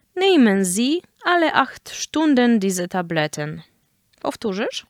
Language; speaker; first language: German; non-native, fluent; Polish